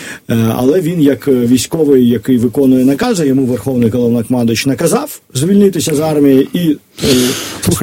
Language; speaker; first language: Ukrainian; native; Ukrainian